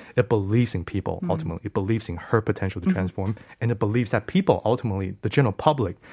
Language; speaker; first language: English; non-native, fluent; Chinese